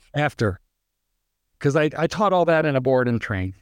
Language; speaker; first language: English; native; English